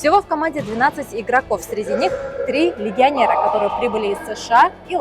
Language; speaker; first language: Russian; native; Russian